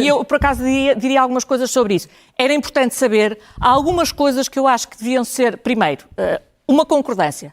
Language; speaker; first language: Portuguese; native; Portuguese